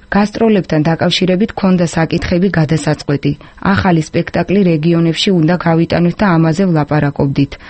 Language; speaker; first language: Georgian; non-native, local second language; Azerbaijani